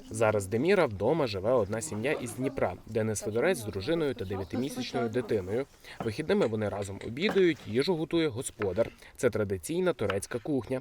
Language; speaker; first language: Ukrainian; native; Ukrainian